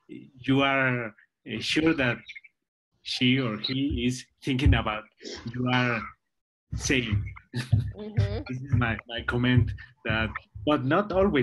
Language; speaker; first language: English; non-native, learner; Spanish